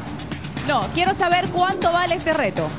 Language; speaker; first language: Spanish; native; Spanish